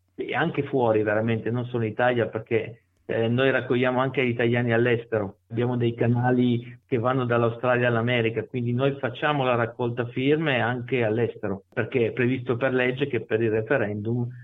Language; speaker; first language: Italian; native; Italian